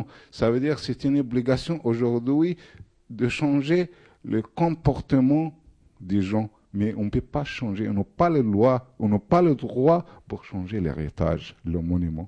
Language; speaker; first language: French; non-native, fluent; Arabic